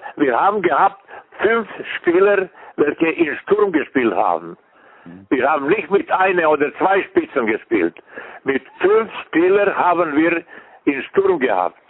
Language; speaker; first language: German; non-native, fluent; Serbian